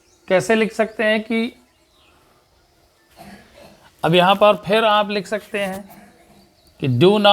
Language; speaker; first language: Hindi; native; Hindi